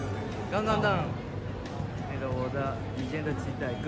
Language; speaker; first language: Chinese; non-native, learner; Japanese